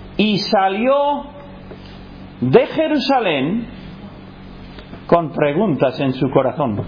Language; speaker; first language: Spanish; non-native, fluent; English